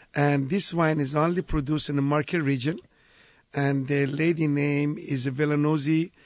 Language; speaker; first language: English; non-native, fluent; Italian